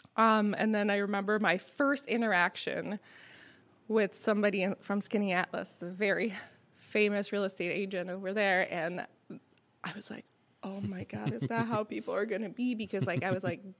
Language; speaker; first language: English; non-native, fluent; French